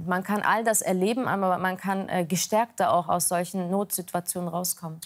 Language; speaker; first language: German; native; German